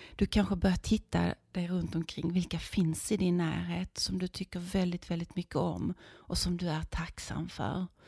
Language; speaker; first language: Swedish; native; Swedish